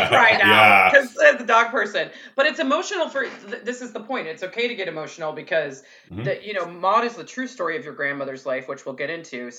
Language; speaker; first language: English; native; English